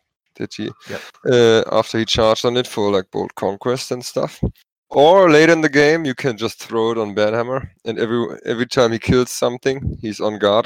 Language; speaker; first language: English; non-native, fluent; German